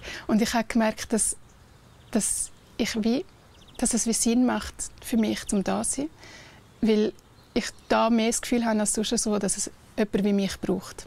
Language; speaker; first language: German; non-native, fluent; Romansh